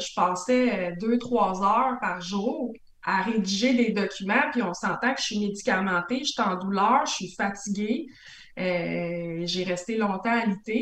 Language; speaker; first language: French; native; French